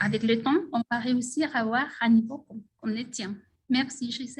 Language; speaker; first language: French; non-native, fluent; Spanish